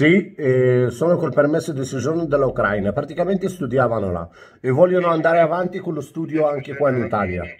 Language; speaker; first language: Italian; non-native, fluent; Arabic